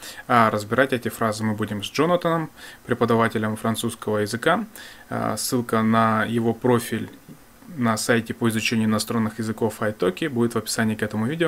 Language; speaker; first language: Russian; native; Russian